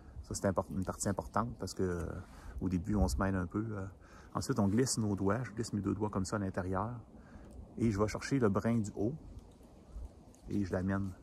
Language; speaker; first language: French; native; French